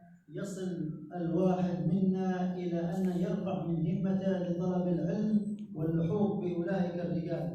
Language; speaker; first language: Arabic; native; Arabic